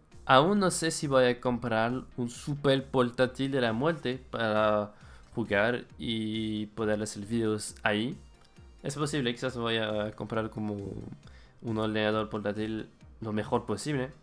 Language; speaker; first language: Spanish; non-native, fluent; French